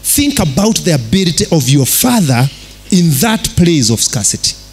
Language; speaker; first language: English; non-native, local second language; Kikuyu